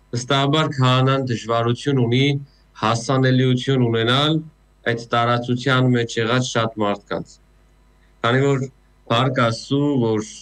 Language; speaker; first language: Armenian; native; Armenian